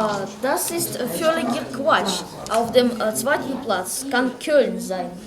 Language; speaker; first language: German; non-native, learner; Russian